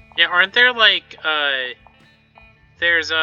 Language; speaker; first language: English; native; English